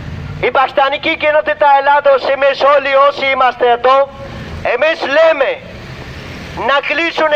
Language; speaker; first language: Greek; non-native, learner; Urdu